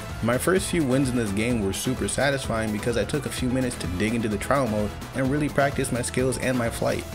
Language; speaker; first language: English; native; English